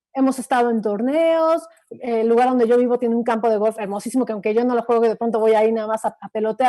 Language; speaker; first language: Spanish; native; Spanish